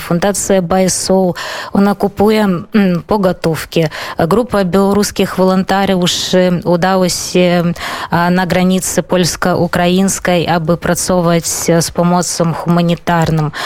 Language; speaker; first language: Polish; non-native, fluent; Belarusian